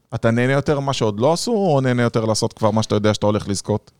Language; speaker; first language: Hebrew; native; Hebrew